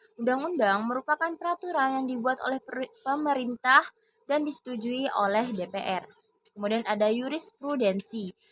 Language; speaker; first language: Indonesian; non-native, local second language; Madurese